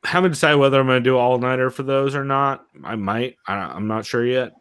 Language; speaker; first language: English; native; English